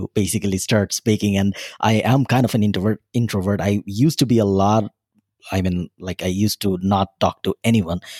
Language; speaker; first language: English; non-native, local second language; Bangla